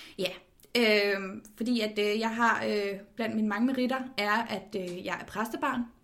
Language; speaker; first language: Danish; native; Danish